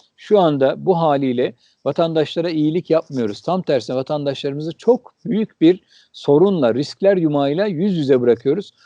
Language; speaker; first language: Turkish; early bilingual, heritage; Turkish